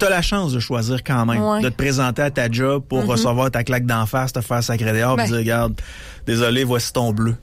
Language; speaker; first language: French; native; French